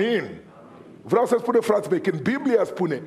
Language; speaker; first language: Romanian; non-native, fluent; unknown